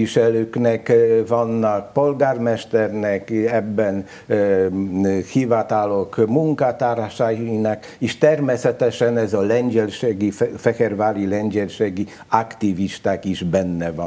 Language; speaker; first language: Hungarian; non-native, learner; Polish